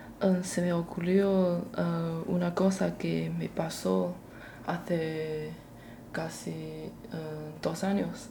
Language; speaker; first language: Spanish; non-native, learner; Chinese